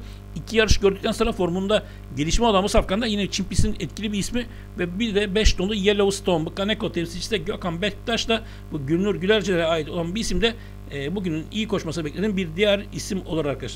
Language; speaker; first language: Turkish; native; Turkish